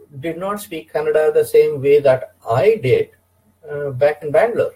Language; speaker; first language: English; non-native, local second language; Kannada